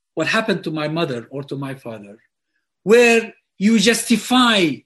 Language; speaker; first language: English; non-native, fluent; Arabic